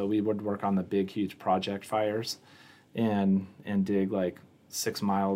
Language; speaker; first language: English; native; English